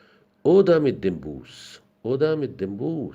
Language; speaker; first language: German; non-native, fluent; Arabic